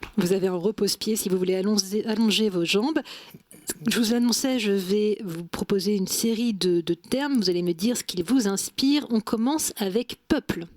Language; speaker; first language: French; native; French